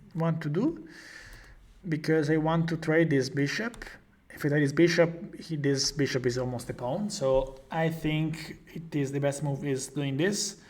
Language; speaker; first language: English; non-native, fluent; Italian